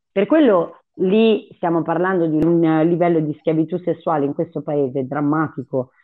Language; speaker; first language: Italian; early bilingual, other home language; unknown